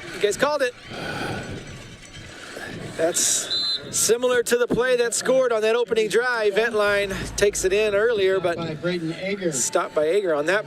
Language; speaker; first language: English; native; English